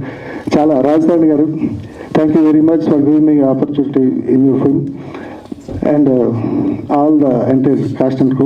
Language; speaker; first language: Telugu; native; Telugu